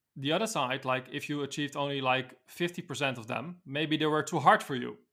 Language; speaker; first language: English; non-native, fluent; Dutch